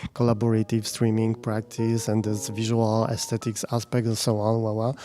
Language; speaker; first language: English; non-native, fluent; Polish